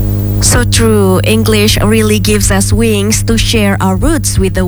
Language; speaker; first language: English; non-native, fluent; Indonesian